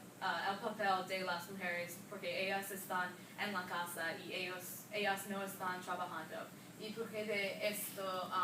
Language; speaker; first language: Spanish; non-native, learner; English